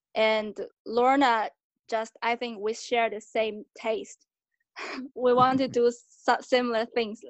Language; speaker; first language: English; non-native, fluent; Chinese